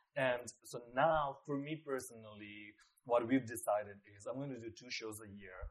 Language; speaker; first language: English; non-native, local second language; Nepali